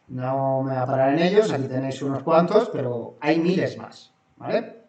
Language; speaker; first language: Spanish; native; Spanish